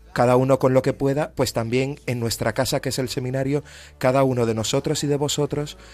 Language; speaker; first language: Spanish; native; Spanish